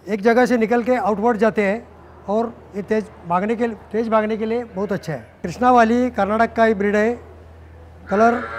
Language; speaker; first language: Hindi; non-native, local second language; Marathi